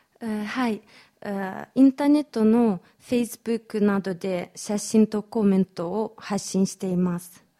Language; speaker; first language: Japanese; non-native, fluent; Romanian